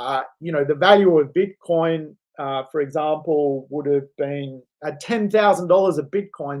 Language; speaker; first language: English; native; English